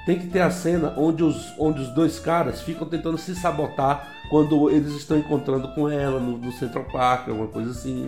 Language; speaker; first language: Portuguese; native; Portuguese